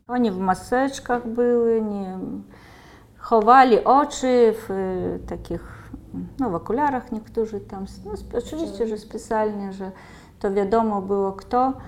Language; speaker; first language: Polish; early bilingual, heritage; Polish